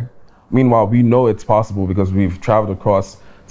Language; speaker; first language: English; non-native, local second language; Igbo